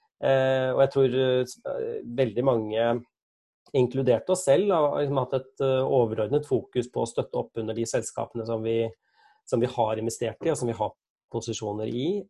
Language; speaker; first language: Norwegian; native; Norwegian